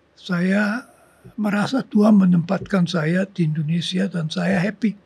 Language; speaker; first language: Indonesian; non-native, fluent; German